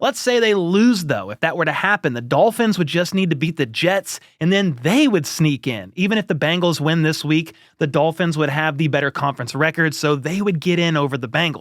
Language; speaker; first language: English; native; English